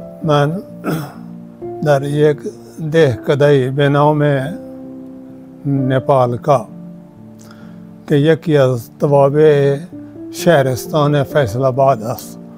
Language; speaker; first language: Persian; non-native, fluent; Punjabi